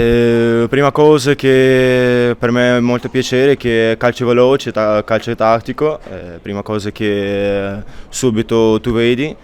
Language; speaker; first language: Italian; non-native, learner; Ukrainian